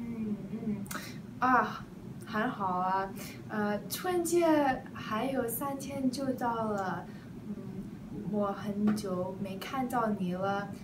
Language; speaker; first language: Chinese; non-native, learner; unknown